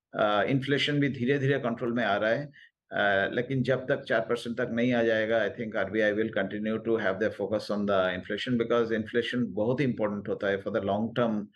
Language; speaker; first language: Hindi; non-native, local second language; Bangla